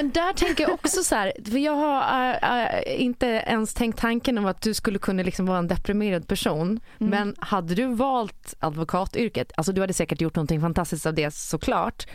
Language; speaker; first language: Swedish; native; Swedish